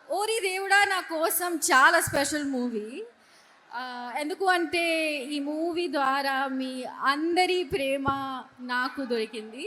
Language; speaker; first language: Telugu; non-native, local second language; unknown